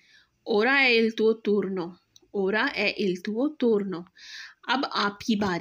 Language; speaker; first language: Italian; non-native, fluent; Urdu